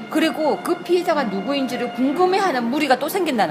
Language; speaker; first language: Korean; native; Korean